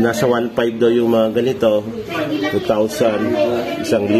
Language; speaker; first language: Filipino; native; Filipino